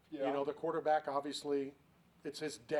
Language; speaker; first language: English; native; English